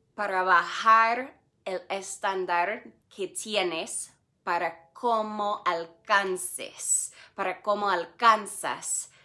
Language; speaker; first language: Spanish; non-native, fluent; English